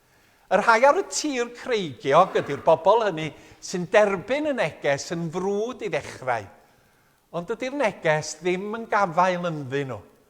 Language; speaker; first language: Welsh; native; Welsh